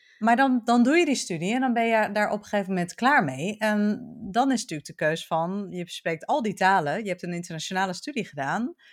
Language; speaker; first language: Dutch; native; Dutch